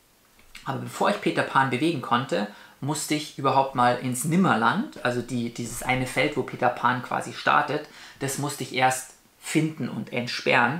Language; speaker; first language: German; native; German